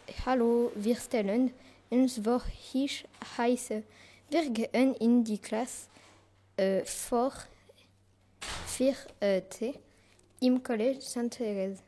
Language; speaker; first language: German; non-native, learner; French